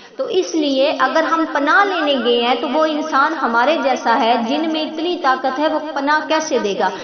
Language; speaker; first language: Urdu; non-native, local second language; Punjabi